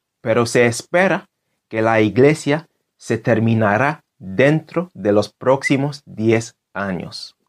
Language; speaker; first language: Spanish; non-native, fluent; English